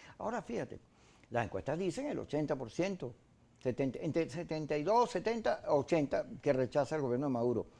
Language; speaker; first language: Spanish; native; Spanish